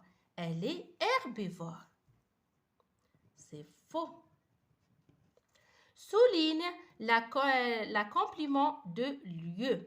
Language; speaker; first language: French; non-native, fluent; Arabic